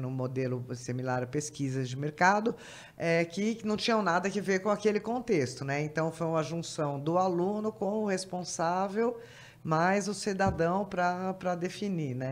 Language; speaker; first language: Portuguese; native; Portuguese